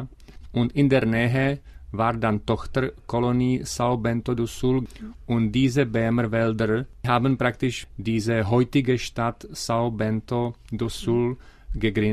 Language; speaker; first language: German; non-native, learner; Czech